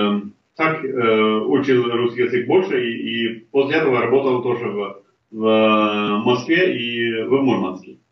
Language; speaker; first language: Russian; non-native, fluent; Norwegian